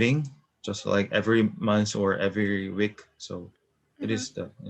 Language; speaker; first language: English; non-native, learner; Korean